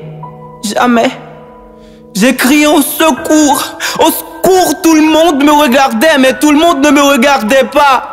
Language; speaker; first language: French; non-native, local second language; Haitian Creole